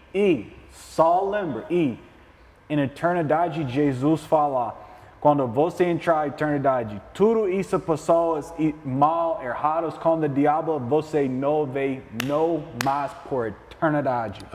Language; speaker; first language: Portuguese; non-native, learner; English